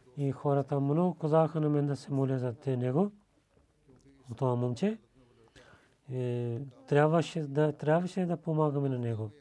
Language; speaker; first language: Bulgarian; non-native, learner; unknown